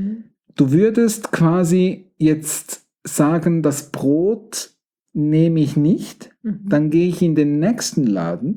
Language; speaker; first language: German; native; German